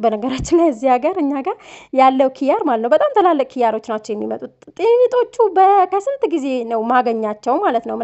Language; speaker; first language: Amharic; native; Amharic